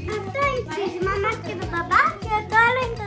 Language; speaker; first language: Greek; early bilingual, heritage; Greek